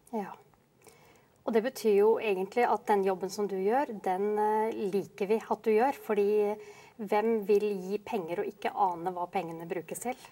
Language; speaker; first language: Norwegian; native; Norwegian